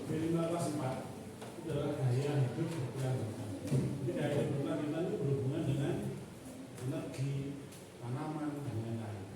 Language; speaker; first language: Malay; non-native, local second language; Javanese